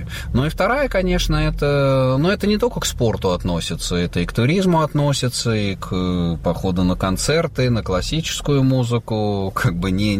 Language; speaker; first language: Russian; native; Russian